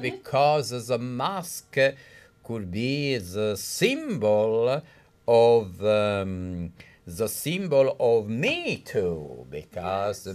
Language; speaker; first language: English; non-native, fluent; Italian